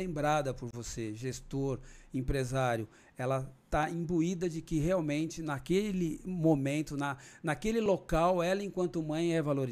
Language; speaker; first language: Portuguese; native; Portuguese